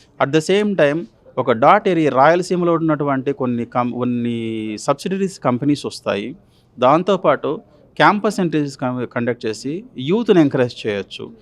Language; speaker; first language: Telugu; native; Telugu